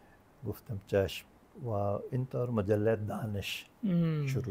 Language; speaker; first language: Persian; non-native, fluent; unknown